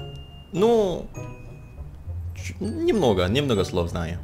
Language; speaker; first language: Russian; non-native, learner; Indonesian